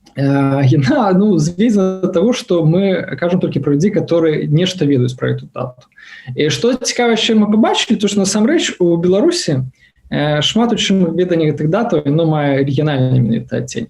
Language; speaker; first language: Belarusian; non-native, local second language; Russian